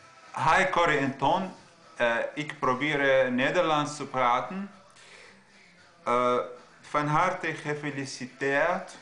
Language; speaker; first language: Dutch; non-native, learner; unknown